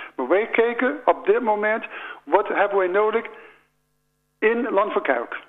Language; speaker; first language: Dutch; non-native, fluent; English